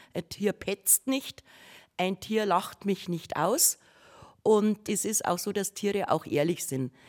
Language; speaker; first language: German; native; German